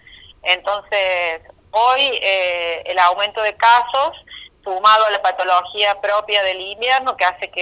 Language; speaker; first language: Spanish; native; Spanish